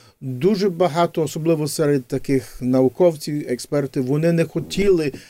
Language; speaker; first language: Ukrainian; early bilingual, heritage; English